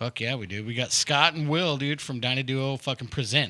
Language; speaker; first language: English; native; English